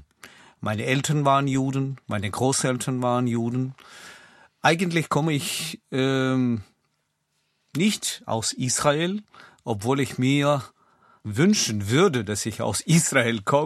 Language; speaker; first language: German; non-native, fluent; Russian